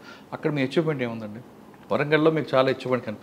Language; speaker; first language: Telugu; native; Telugu